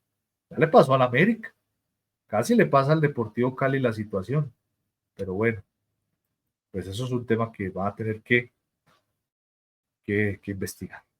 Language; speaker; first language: Spanish; native; Spanish